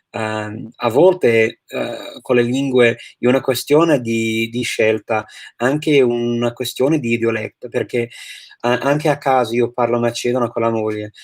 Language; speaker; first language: Italian; non-native, fluent; English